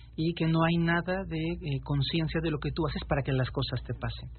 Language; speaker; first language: Spanish; native; Spanish